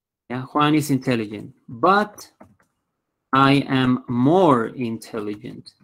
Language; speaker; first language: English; non-native, fluent; Spanish